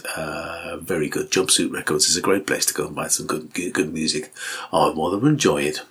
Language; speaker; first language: English; native; English